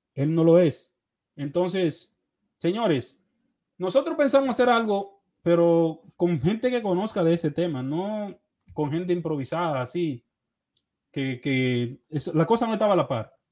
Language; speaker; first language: Spanish; native; Spanish